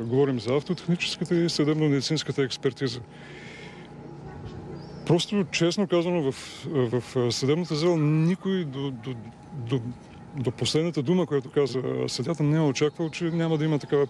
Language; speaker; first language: Bulgarian; native; Bulgarian